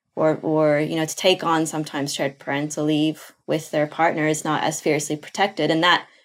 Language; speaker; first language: English; non-native, fluent; Portuguese